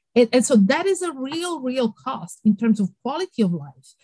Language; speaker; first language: English; non-native, fluent; Italian